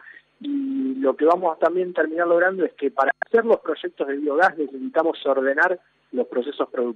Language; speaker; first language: Spanish; native; Spanish